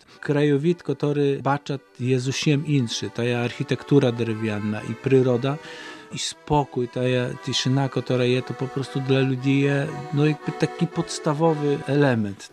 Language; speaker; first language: Polish; non-native, local second language; Ukrainian